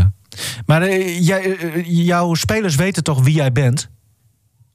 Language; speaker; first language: Dutch; native; Dutch